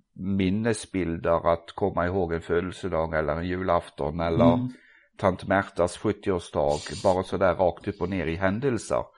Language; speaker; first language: Swedish; non-native, fluent; Norwegian